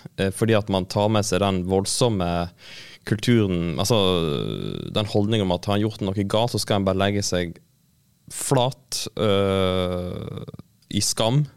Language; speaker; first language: Norwegian; native; Norwegian